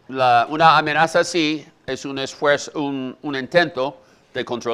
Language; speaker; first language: Spanish; native; Spanish